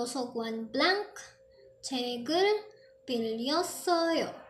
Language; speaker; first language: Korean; non-native, fluent; Filipino